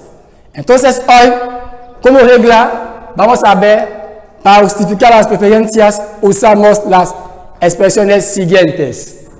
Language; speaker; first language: Spanish; non-native, fluent; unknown